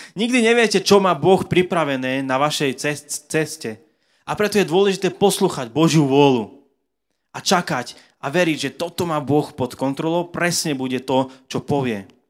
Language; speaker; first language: Slovak; native; Slovak